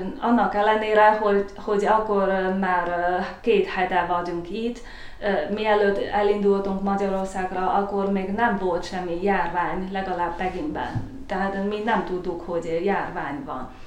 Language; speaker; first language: Hungarian; non-native, learner; Chinese